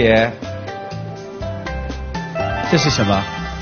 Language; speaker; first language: Chinese; native; Chinese